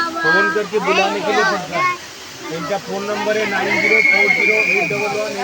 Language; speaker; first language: Hindi; non-native, local second language; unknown